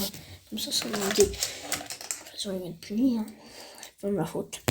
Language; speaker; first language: French; native; French